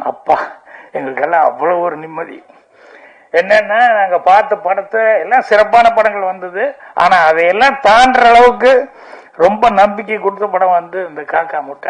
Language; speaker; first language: Tamil; native; Tamil